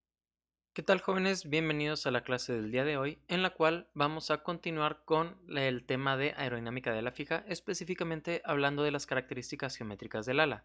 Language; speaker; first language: Spanish; native; Spanish